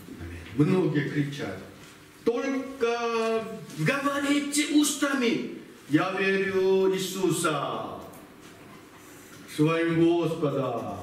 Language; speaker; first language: Russian; non-native, learner; Korean